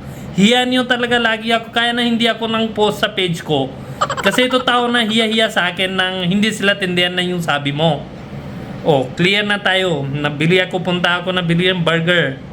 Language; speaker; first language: Filipino; non-native, learner; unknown